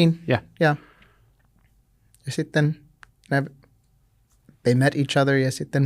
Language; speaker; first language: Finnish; non-native, learner; English